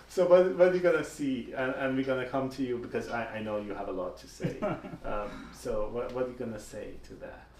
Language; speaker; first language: English; non-native, fluent; Persian